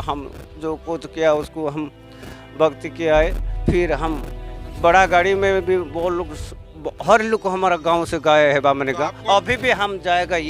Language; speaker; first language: Hindi; non-native, local second language; Odia